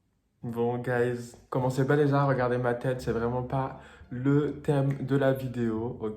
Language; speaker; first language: French; native; French